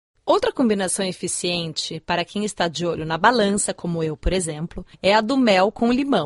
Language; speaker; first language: Portuguese; native; Portuguese